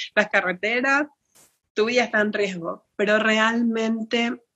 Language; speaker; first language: Spanish; native; Spanish